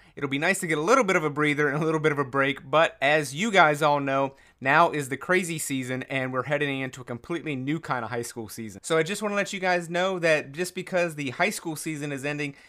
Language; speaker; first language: English; native; English